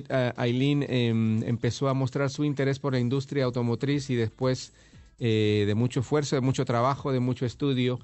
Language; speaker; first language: Spanish; native; Spanish